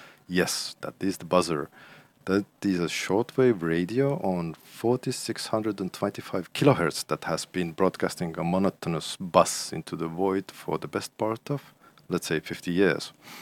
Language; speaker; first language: English; non-native, fluent; Estonian